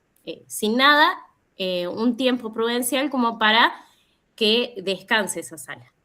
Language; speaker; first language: Spanish; native; Spanish